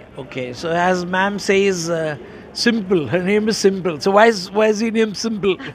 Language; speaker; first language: English; non-native, local second language; Bangla